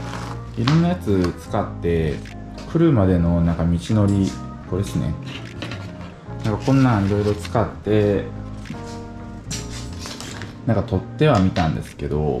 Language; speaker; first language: Japanese; native; Japanese